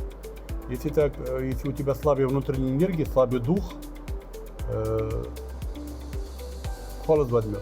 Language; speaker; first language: Russian; non-native, local second language; Tatar